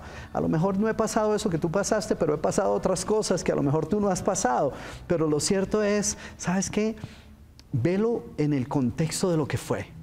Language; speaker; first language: Spanish; native; Spanish